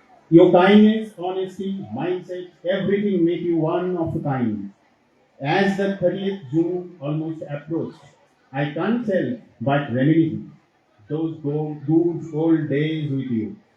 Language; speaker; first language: English; non-native, local second language; Bangla